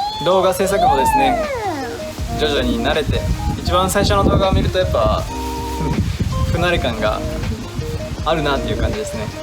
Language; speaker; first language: Japanese; native; Japanese